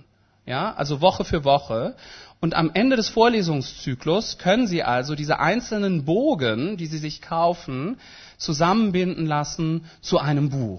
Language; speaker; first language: German; native; German